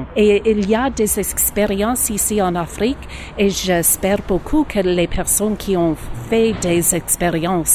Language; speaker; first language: French; non-native, learner; English